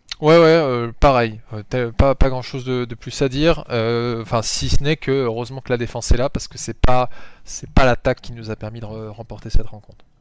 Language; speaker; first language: French; native; French